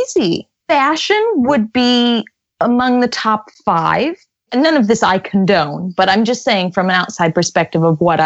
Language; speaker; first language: English; native; English